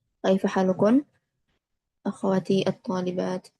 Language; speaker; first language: Arabic; non-native, fluent; Indonesian